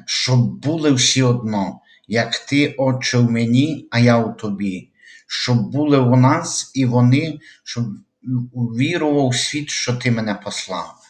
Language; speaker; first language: Ukrainian; native; Ukrainian